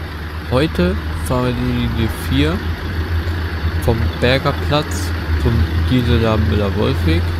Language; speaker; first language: German; native; German